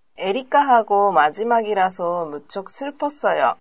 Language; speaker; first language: Korean; non-native, learner; Japanese